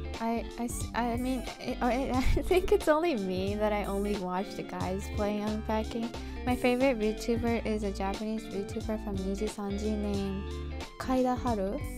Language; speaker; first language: English; early bilingual, other home language; Japanese